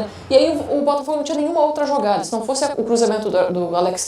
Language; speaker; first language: Portuguese; native; Portuguese